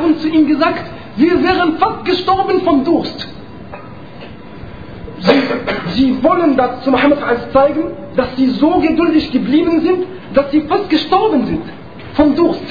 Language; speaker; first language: German; non-native, fluent; Arabic